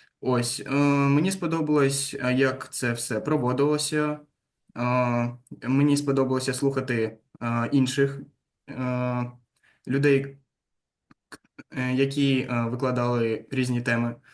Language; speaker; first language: Ukrainian; non-native, local second language; Russian